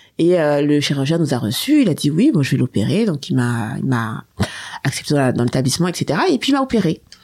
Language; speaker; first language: French; native; French